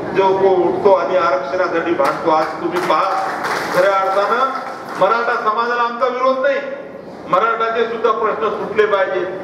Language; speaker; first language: Marathi; non-native, local second language; Lambadi